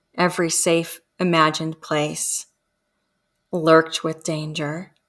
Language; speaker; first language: English; early bilingual, other home language; Spanish